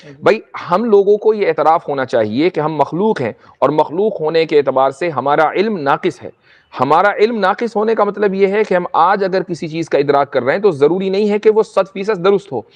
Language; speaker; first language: Urdu; native; Urdu